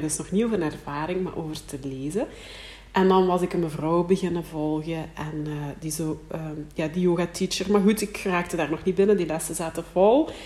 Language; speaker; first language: Dutch; native; Dutch